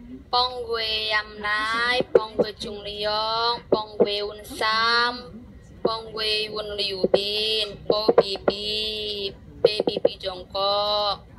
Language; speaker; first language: Chinese; non-native, learner; Indonesian